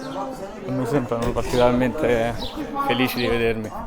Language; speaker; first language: Italian; native; Italian